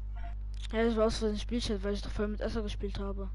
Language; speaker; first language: German; native; German